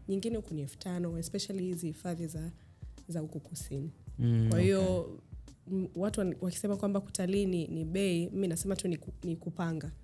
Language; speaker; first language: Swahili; native; Swahili